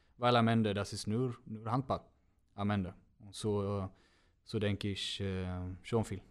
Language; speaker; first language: German; non-native, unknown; Swedish